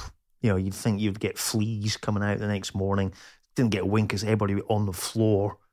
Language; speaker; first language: English; native; English